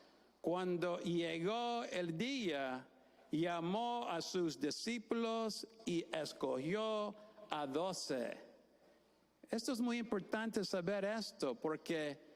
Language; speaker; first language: Spanish; non-native, fluent; English